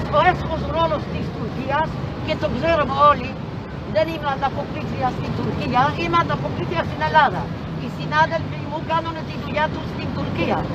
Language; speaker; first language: Greek; non-native, fluent; Dutch